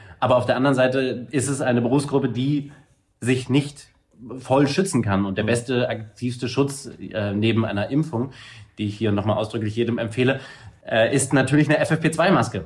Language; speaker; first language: German; native; German